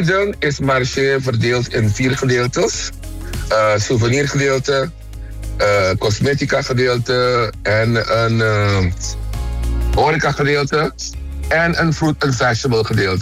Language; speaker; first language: Dutch; non-native, local second language; Papiamento